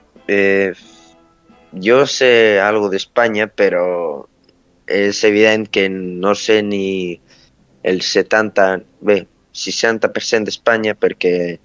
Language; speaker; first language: Catalan; early bilingual, other home language; Romanian